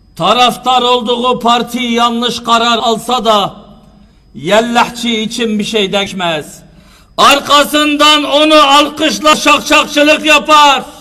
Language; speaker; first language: Turkish; native; Turkish